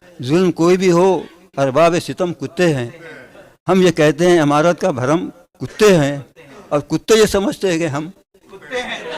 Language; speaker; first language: Urdu; native; Urdu